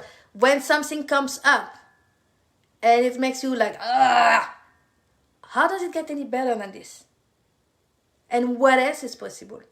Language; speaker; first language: English; non-native, fluent; French